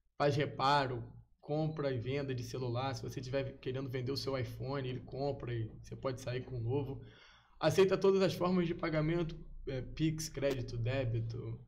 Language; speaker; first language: Portuguese; native; Portuguese